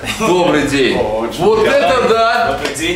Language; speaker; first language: Russian; native; Russian